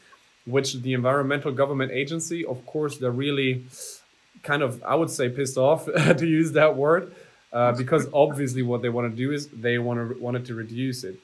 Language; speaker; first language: English; non-native, fluent; German